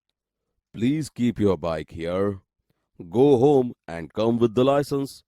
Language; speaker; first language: English; non-native, local second language; Gujarati